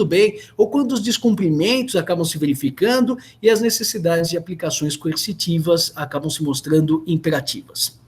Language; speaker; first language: Portuguese; native; Portuguese